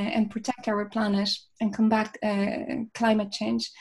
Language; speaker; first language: English; non-native, fluent; Polish